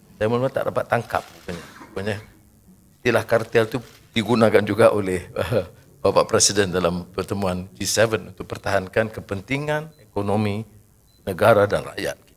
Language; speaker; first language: Malay; native; Malay